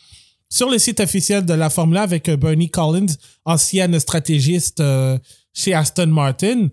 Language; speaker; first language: French; native; French